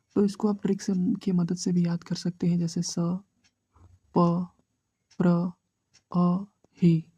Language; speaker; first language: Hindi; native; Hindi